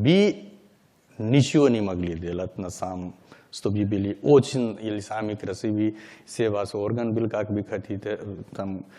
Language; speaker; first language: Russian; non-native, learner; Hindi